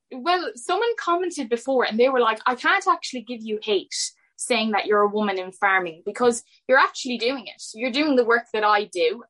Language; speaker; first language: English; native; English